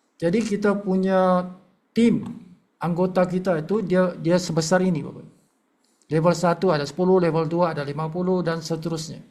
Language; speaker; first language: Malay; native; Malay